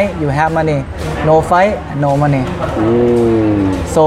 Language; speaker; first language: English; non-native, learner; Thai